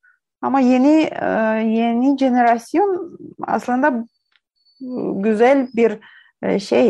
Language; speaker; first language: Turkish; non-native, learner; Ukrainian